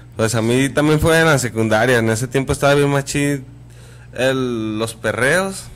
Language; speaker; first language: Spanish; native; Spanish